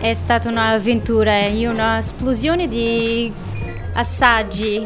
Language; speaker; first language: Italian; non-native, learner; Portuguese